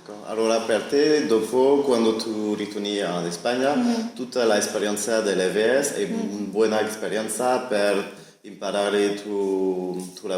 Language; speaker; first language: Italian; non-native, learner; French